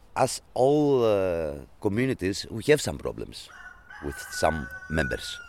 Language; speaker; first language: English; non-native, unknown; Greek